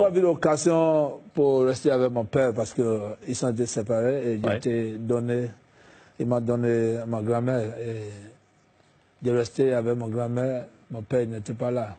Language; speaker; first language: French; non-native, fluent; English